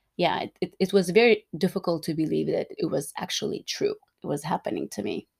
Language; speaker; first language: English; non-native, fluent; Turkmen